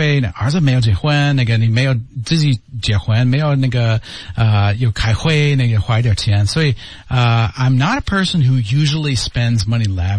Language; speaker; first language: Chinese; non-native, learner; English